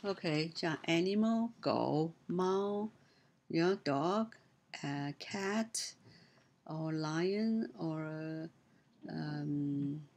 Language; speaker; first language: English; non-native, learner; Chinese